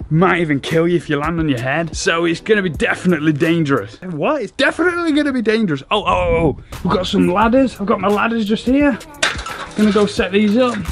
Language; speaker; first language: English; native; English